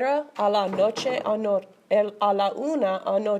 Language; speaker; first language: Spanish; non-native, fluent; English